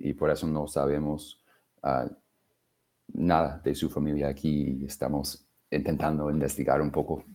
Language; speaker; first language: Spanish; non-native, fluent; English